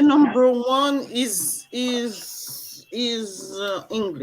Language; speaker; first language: English; non-native, learner; French